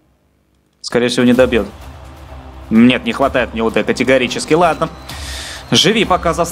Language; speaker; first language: Russian; native; Russian